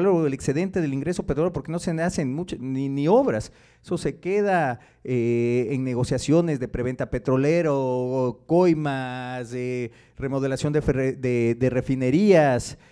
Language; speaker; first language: Spanish; native; Spanish